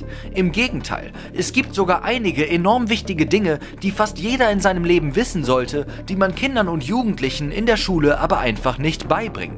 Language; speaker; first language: German; native; German